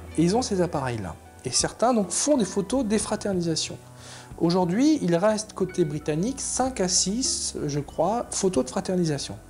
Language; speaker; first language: French; native; French